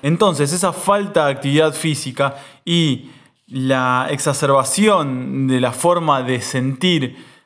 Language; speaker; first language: Spanish; native; Spanish